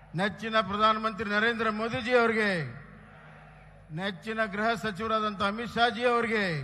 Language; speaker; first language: Kannada; non-native, local second language; Lambadi